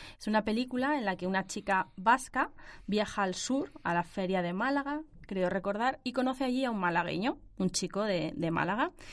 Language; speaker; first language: Spanish; native; Spanish